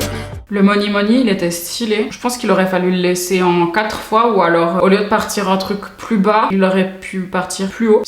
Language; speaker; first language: French; native; French